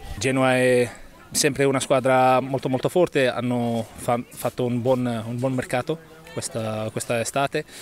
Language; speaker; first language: Italian; non-native, learner; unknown